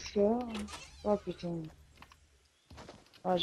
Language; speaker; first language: French; native; French